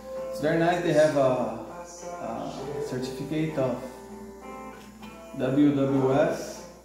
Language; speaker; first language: English; non-native, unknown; Portuguese